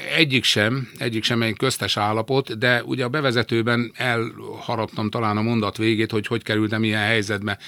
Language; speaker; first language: Hungarian; native; Hungarian